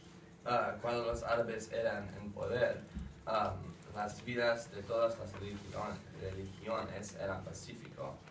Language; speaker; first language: Spanish; non-native, learner; English